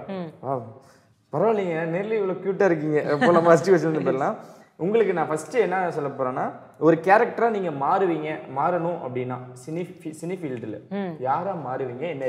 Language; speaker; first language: Tamil; native; Tamil